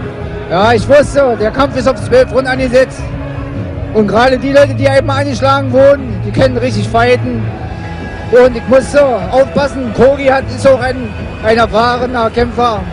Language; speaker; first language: German; native; German